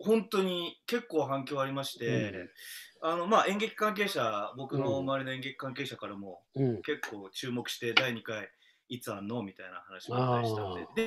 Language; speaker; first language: Japanese; native; Japanese